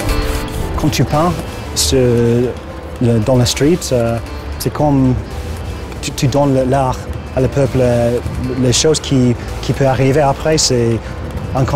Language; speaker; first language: French; non-native, fluent; English